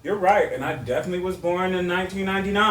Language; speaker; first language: English; native; English